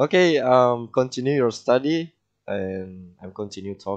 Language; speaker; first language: English; non-native, learner; Indonesian